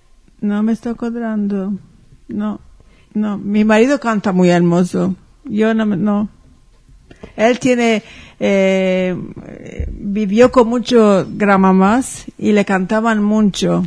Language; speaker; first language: Spanish; early bilingual, heritage; Ladino